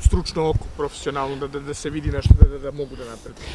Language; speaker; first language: Serbian; native; Serbian